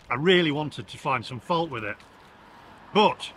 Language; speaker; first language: English; native; English